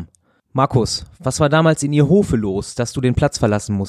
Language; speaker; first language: German; native; German